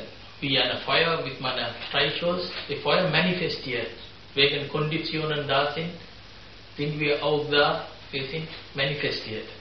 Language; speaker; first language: German; non-native, fluent; Sinhala